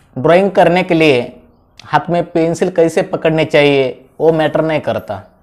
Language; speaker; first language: Hindi; non-native, local second language; Marathi